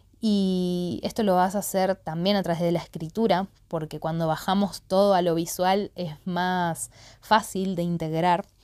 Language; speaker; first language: Spanish; native; Spanish